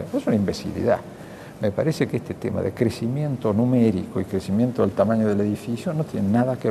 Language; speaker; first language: Spanish; native; Spanish